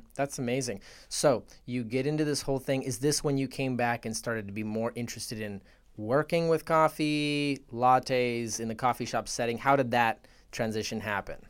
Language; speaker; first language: English; early bilingual, other home language; Russian